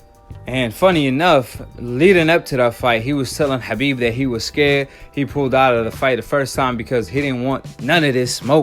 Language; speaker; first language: English; native; English